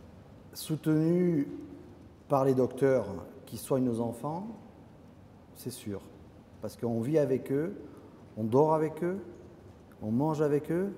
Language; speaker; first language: French; native; French